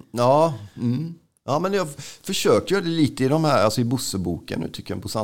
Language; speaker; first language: Swedish; native; Swedish